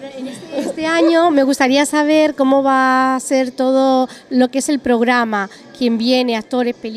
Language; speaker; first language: Spanish; native; Spanish